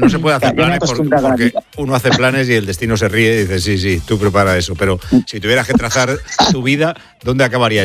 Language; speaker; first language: Spanish; native; Spanish